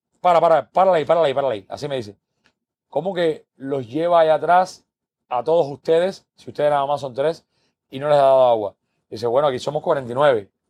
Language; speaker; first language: Spanish; native; Spanish